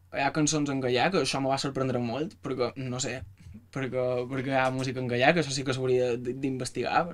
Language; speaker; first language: Catalan; native; Catalan